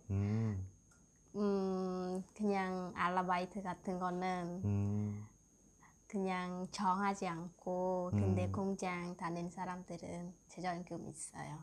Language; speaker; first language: Korean; non-native, learner; Khmer